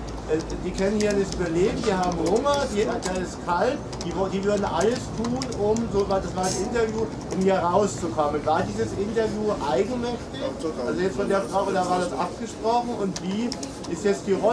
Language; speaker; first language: German; native; German